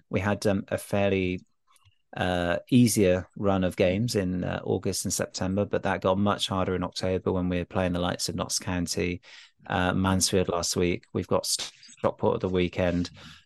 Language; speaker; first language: English; native; English